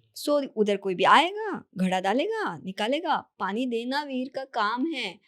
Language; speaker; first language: Hindi; non-native, local second language; Marathi